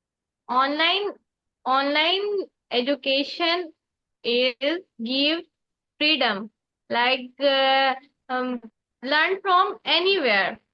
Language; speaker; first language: English; non-native, learner; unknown